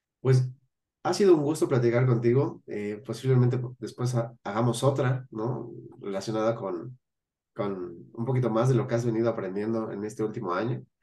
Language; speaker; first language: Spanish; native; Spanish